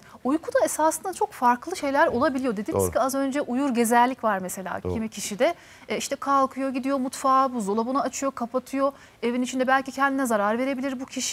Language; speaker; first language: Turkish; native; Turkish